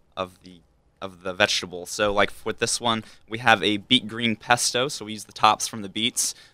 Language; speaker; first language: English; native; English